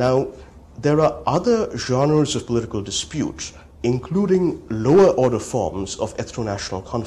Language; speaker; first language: English; non-native, local second language; Bangla